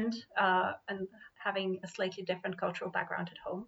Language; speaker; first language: English; non-native, fluent; Bulgarian